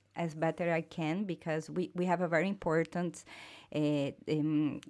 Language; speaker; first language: English; non-native, fluent; Portuguese